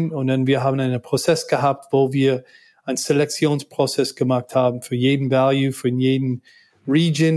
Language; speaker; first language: German; non-native, learner; English